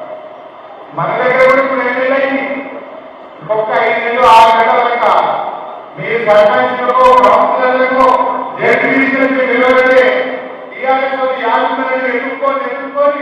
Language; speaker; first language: Telugu; native; Telugu